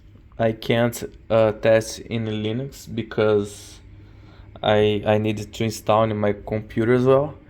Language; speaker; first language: English; non-native, learner; Portuguese